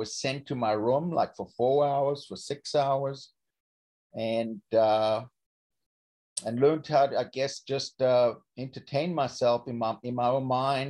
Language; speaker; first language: English; native; English